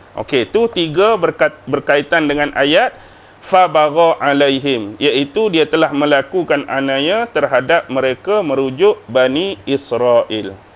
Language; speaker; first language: Malay; native; Malay